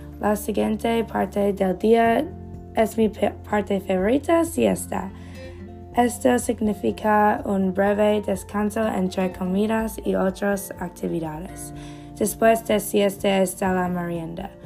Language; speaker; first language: Spanish; non-native, learner; English